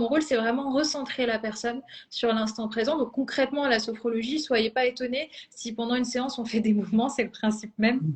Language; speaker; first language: French; native; French